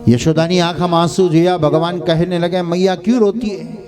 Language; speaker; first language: Hindi; non-native, local second language; Gujarati